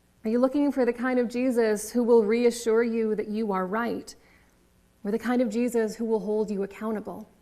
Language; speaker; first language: English; native; English